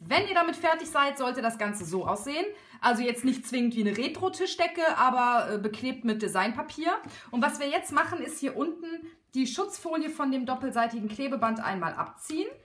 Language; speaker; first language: German; native; German